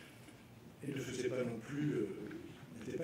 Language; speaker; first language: French; native; French